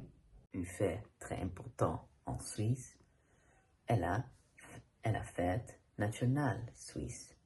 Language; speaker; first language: French; non-native, learner; Dutch